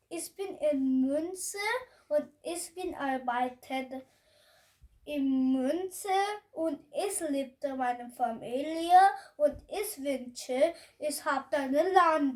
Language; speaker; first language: German; non-native, learner; Hindi